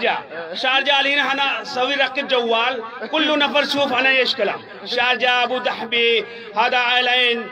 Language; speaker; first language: Arabic; non-native, learner; Urdu